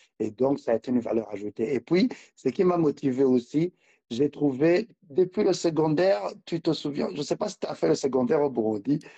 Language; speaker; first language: French; non-native, local second language; Rundi